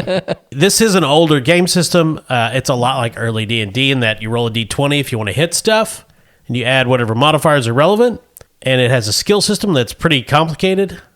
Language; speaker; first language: English; native; English